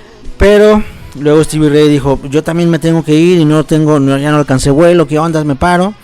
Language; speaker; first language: Spanish; native; Spanish